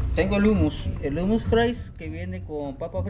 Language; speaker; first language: Spanish; native; Spanish